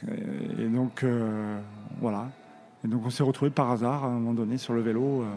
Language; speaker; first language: French; native; French